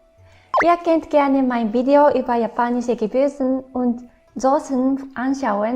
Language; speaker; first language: German; non-native, fluent; Japanese